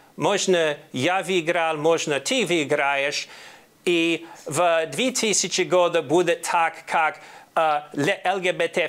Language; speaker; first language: Russian; non-native, learner; English